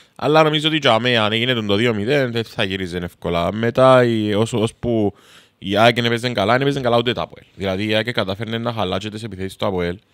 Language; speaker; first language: Greek; native; Greek